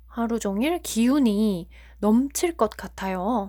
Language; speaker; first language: Korean; non-native, fluent; Japanese